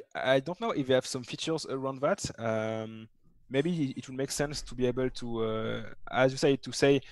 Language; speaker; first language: English; non-native, fluent; French